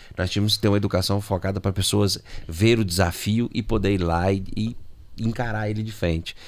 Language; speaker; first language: Portuguese; native; Portuguese